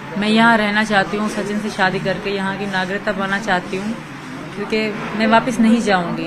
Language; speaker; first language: Urdu; non-native, local second language; Sindhi